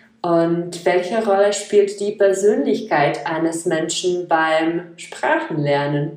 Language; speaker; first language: German; non-native, fluent; Czech